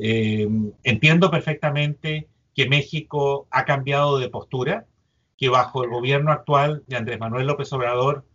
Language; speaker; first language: Spanish; native; Spanish